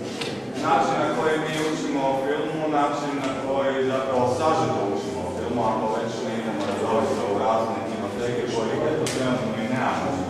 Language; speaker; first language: Croatian; native; Croatian